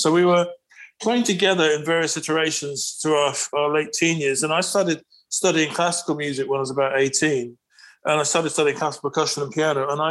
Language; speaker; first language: English; native; English